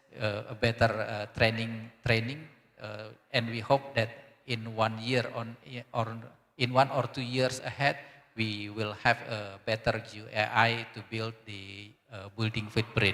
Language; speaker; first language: English; non-native, learner; Indonesian